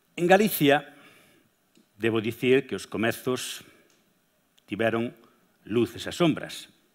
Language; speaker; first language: Galician; native; Galician